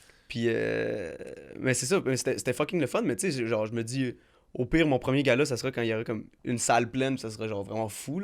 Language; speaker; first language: French; native; French